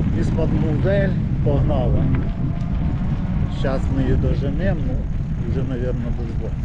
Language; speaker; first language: Ukrainian; native; Ukrainian